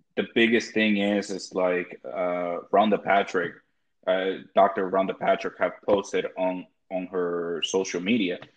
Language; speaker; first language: English; early bilingual, other home language; Spanish